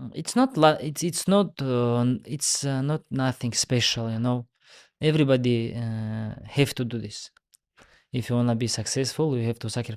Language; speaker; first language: English; non-native, learner; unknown